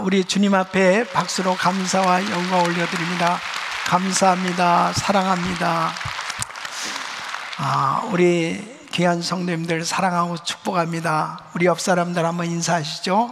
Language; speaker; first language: Korean; native; Korean